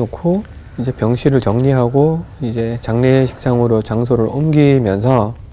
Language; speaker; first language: Korean; native; Korean